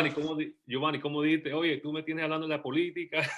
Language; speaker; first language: Spanish; early bilingual, heritage; Spanish